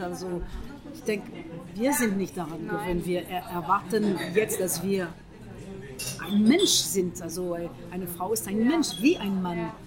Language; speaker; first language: German; non-native, fluent; French